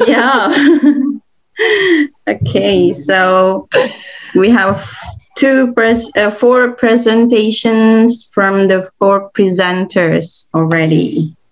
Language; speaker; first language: English; non-native, fluent; Indonesian